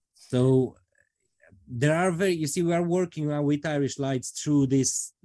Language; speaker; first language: English; non-native, fluent; Romanian